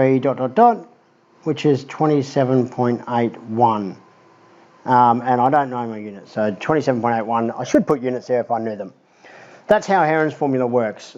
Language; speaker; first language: English; native; English